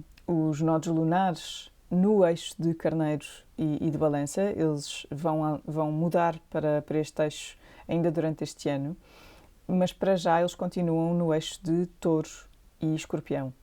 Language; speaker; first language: Portuguese; native; Portuguese